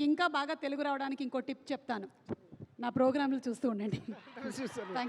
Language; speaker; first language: Telugu; native; Telugu